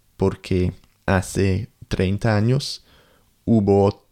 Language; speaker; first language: Spanish; non-native, learner; English